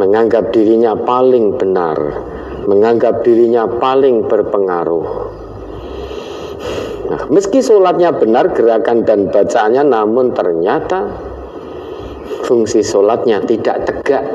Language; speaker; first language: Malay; non-native, local second language; Javanese